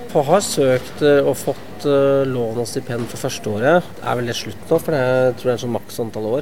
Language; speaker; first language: Norwegian; native; Norwegian